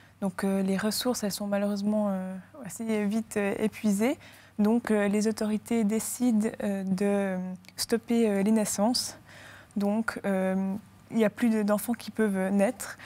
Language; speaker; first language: French; native; French